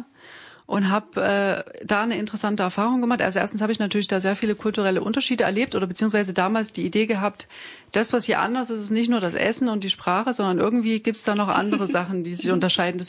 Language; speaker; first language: German; native; German